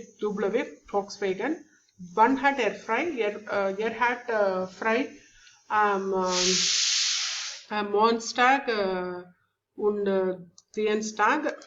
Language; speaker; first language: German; non-native, learner; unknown